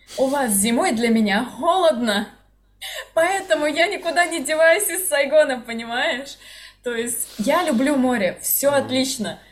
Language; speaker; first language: Russian; native; Russian